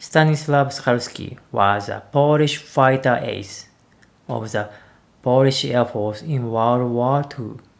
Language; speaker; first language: English; non-native, learner; Japanese